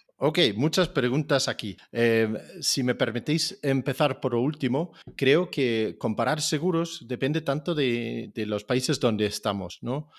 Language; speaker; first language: Spanish; non-native, fluent; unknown